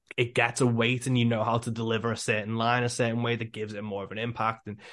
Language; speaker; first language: English; native; English